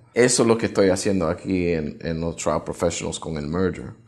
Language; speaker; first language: Spanish; early bilingual, heritage; Spanish